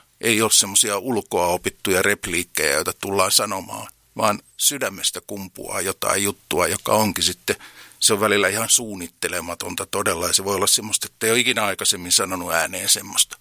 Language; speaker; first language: Finnish; native; Finnish